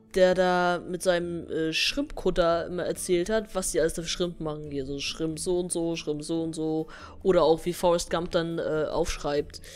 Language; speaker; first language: German; native; German